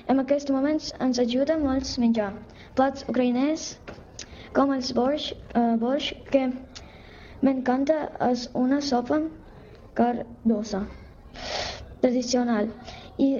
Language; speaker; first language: Catalan; early bilingual, other home language; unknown